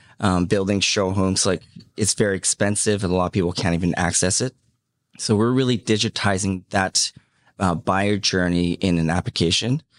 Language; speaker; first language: English; early bilingual, other home language; Cantonese